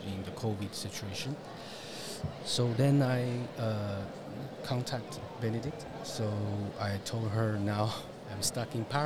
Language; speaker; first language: English; non-native, fluent; Chinese